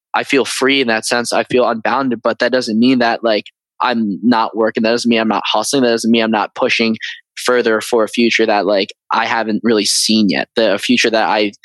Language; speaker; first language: English; early bilingual, other home language; Filipino